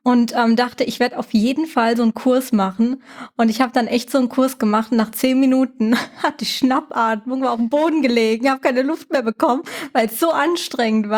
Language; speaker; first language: German; native; German